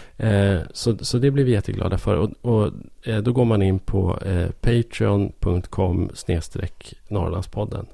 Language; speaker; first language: Swedish; native; Swedish